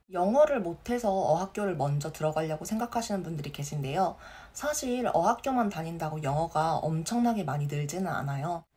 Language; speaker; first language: Korean; native; Korean